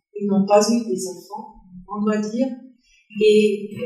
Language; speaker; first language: French; non-native, fluent; German